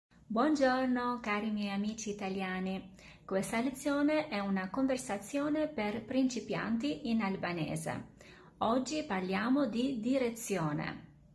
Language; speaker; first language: Italian; non-native, fluent; Albanian